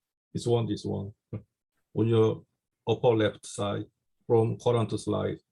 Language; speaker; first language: English; non-native, fluent; Korean